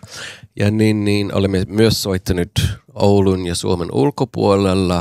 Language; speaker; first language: Finnish; non-native, learner; English